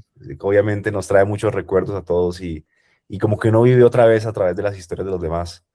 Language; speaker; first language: Spanish; native; Spanish